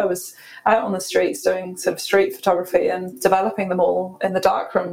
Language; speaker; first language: English; native; English